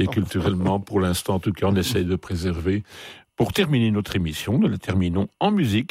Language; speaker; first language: French; native; French